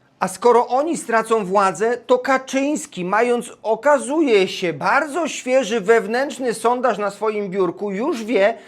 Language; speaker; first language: Polish; native; Polish